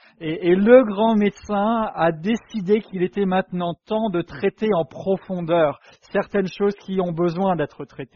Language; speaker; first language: French; native; French